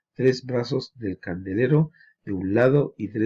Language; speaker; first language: Spanish; native; Spanish